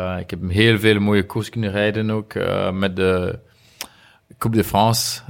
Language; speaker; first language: Dutch; non-native, local second language; French